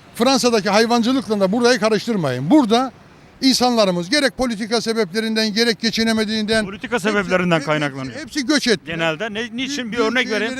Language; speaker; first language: Turkish; native; Turkish